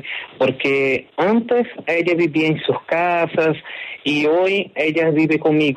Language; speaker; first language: Spanish; non-native, learner; Portuguese